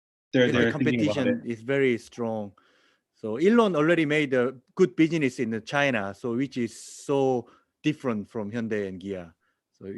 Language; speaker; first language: English; non-native, learner; Korean